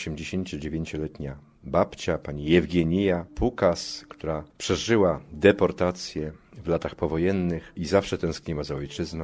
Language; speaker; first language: Polish; native; Polish